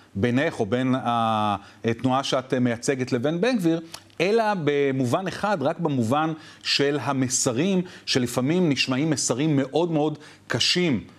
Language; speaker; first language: Hebrew; native; Hebrew